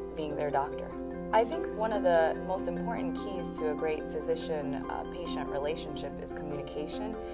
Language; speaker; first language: English; native; English